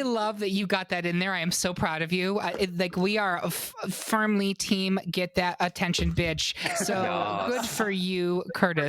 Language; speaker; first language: English; native; English